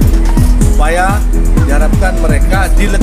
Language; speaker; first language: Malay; non-native, local second language; Sasak